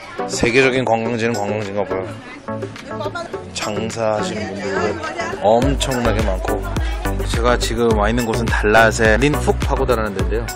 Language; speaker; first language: Korean; native; Korean